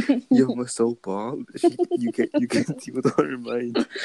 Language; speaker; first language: English; early bilingual, other home language; Spanish